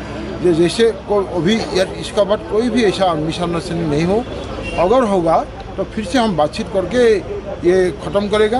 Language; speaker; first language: Hindi; non-native, local second language; Assamese